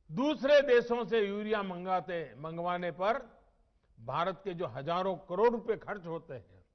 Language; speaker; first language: Hindi; non-native, local second language; Gujarati